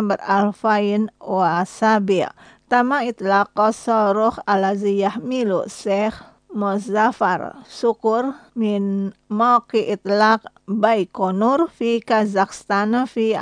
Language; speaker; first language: Arabic; non-native, learner; Indonesian